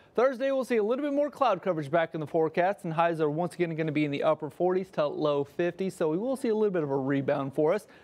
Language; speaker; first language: English; native; English